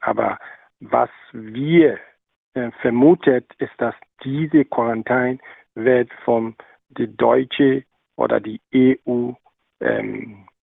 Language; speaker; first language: German; non-native, learner; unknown